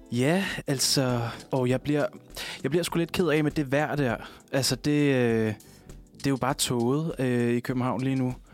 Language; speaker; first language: Danish; native; Danish